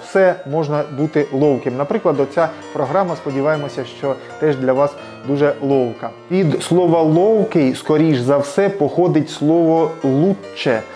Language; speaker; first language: Ukrainian; native; Ukrainian